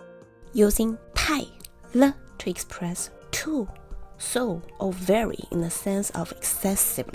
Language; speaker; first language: English; non-native, fluent; Chinese